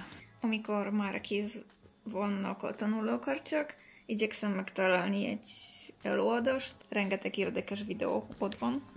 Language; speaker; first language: Hungarian; non-native, fluent; Polish